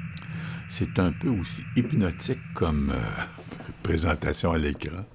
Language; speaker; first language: French; native; French